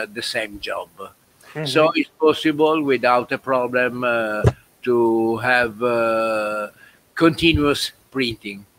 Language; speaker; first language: English; non-native, learner; Italian